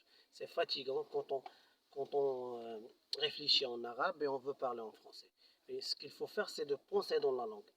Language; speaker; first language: French; non-native, local second language; Arabic